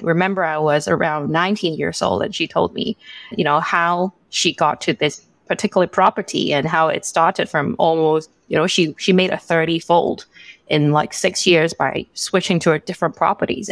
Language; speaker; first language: English; non-native, local second language; Cantonese